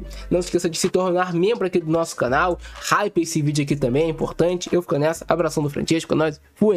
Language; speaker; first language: Portuguese; native; Portuguese